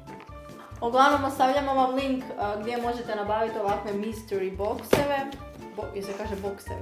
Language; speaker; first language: Croatian; native; Croatian